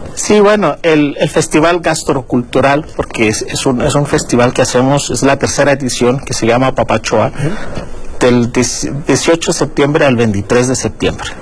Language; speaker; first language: Spanish; non-native, fluent; Greek